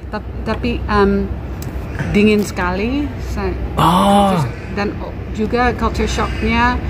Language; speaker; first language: Indonesian; non-native, local second language; English